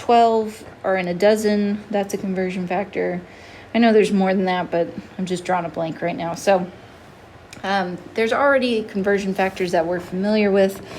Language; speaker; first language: English; native; English